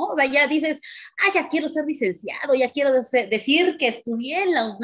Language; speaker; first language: Spanish; native; Spanish